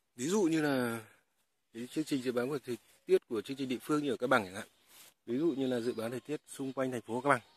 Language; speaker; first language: Vietnamese; non-native, local second language; Tày